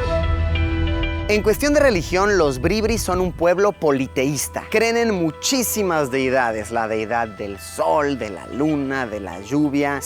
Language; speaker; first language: Spanish; native; Spanish